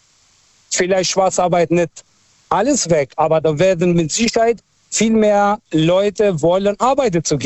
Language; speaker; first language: German; non-native, fluent; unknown